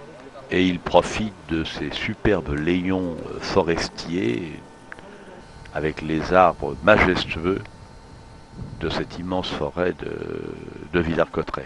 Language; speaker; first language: French; native; French